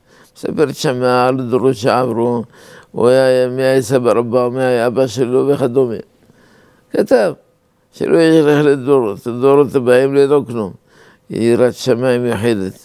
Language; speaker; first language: Hebrew; non-native, fluent; Arabic